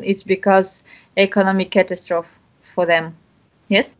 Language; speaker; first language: English; non-native, learner; Bashkir